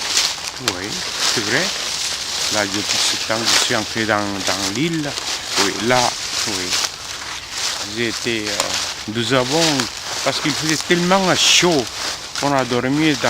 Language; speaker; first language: French; non-native, fluent; Korean